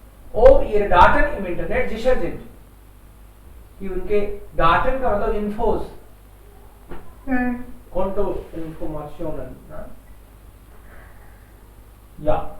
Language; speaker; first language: German; non-native, fluent; Hindi